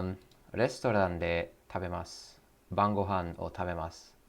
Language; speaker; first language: Japanese; non-native, learner; English